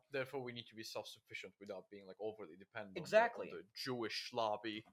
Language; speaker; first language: English; non-native, fluent; Turkish